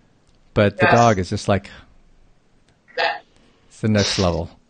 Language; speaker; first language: English; native; English